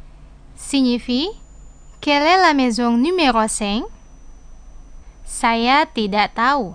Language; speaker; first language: French; non-native, fluent; Indonesian